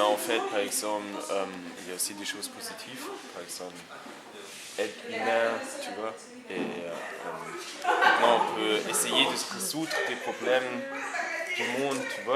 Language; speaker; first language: French; non-native, fluent; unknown